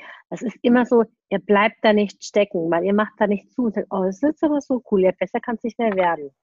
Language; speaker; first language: German; native; German